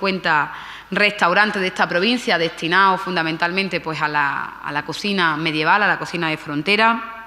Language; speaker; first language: Spanish; native; Spanish